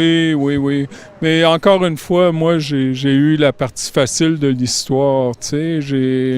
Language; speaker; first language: French; native; French